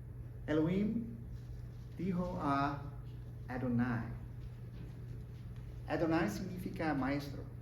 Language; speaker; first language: Spanish; non-native, learner; English